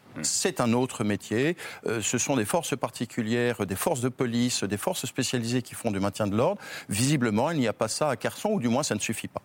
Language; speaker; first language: French; native; French